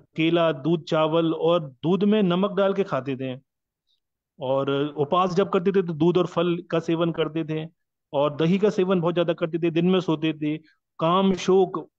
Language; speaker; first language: Hindi; non-native, local second language; Marathi